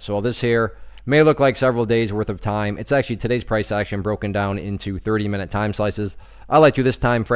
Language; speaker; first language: English; native; English